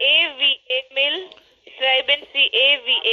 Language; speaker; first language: German; non-native, learner; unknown